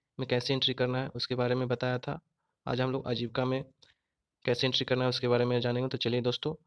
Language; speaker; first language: Hindi; native; Hindi